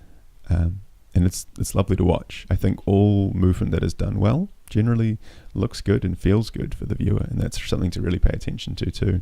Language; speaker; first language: English; native; English